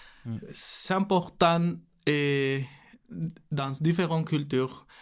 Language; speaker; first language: French; non-native, learner; Spanish